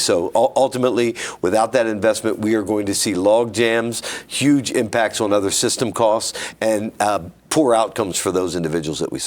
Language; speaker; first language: English; native; English